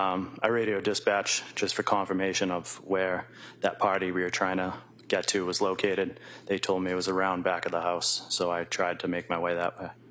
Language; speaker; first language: English; native; English